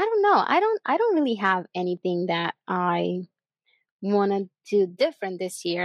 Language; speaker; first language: English; non-native, fluent; Bulgarian